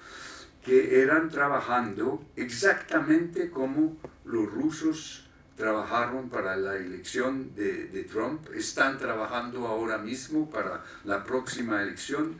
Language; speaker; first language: Spanish; non-native, fluent; French